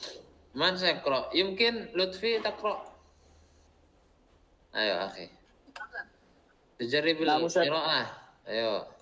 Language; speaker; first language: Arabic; non-native, fluent; Indonesian